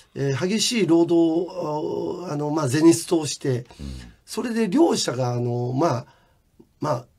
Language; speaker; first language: Japanese; native; Japanese